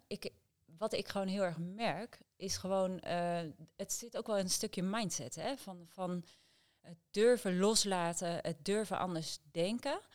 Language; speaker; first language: Dutch; native; Dutch